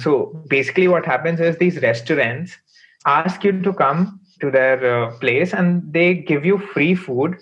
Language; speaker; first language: English; non-native, local second language; Hindi